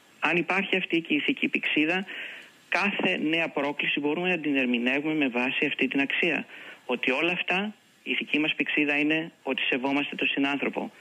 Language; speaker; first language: Greek; native; Greek